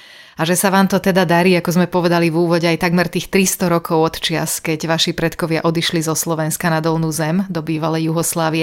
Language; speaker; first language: Slovak; native; Slovak